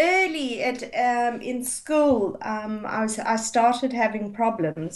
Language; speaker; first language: English; native; English